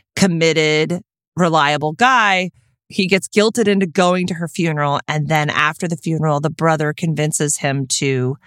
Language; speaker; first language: English; native; English